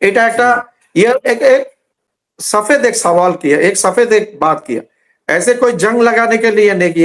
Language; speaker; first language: Hindi; non-native, learner; Bangla